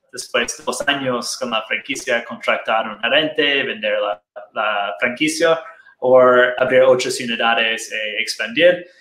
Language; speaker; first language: Spanish; non-native, fluent; Portuguese